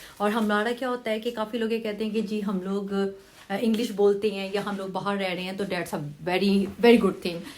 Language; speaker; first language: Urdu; native; Urdu